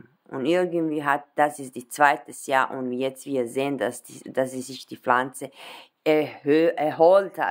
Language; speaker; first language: German; non-native, fluent; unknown